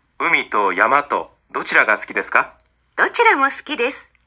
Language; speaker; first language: Japanese; non-native, learner; Indonesian